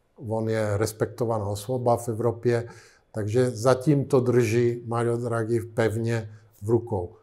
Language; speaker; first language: Czech; non-native, fluent; Italian